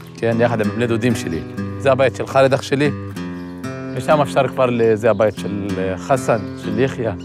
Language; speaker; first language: Hebrew; non-native, local second language; Arabic